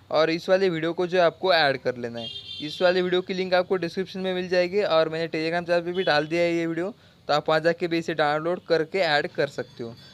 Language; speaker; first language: Hindi; non-native, local second language; Marathi